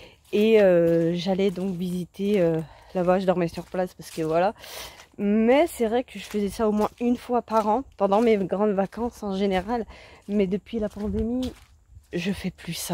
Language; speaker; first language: French; native; French